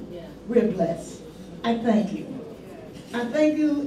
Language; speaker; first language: English; native; English